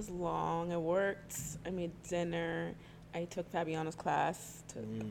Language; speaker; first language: English; native; English